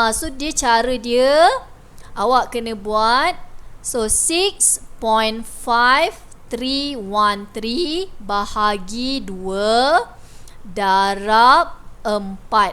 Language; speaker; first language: Malay; native; Malay